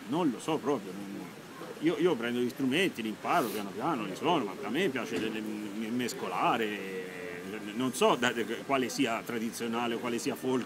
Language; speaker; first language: Italian; native; Italian